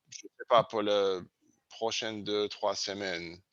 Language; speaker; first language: French; non-native, learner; English